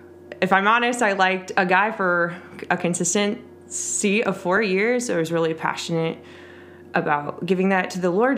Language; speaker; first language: English; native; English